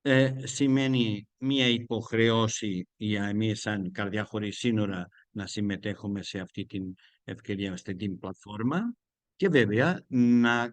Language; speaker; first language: Greek; non-native, learner; Spanish